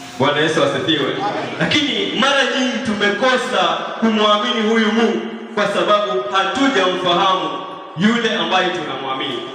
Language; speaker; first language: Swahili; non-native, local second language; Kamba